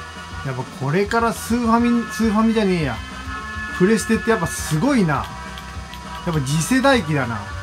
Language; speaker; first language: Japanese; native; Japanese